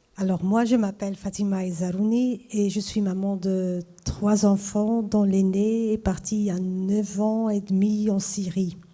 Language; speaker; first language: French; non-native, fluent; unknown